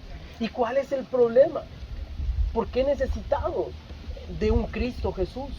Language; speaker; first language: Spanish; native; Spanish